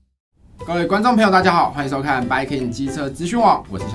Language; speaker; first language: Chinese; native; Chinese